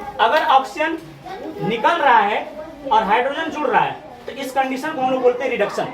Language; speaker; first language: Hindi; native; Hindi